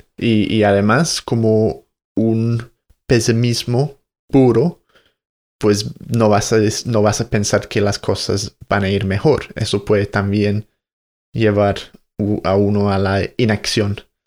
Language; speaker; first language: Spanish; non-native, fluent; English